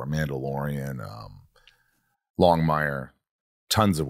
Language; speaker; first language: English; native; English